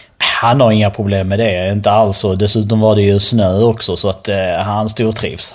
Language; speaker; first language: Swedish; early bilingual, other home language; Albanian